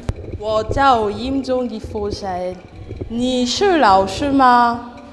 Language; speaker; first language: Chinese; non-native, learner; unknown